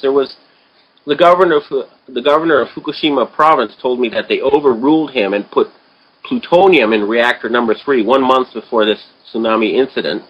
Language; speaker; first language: English; native; English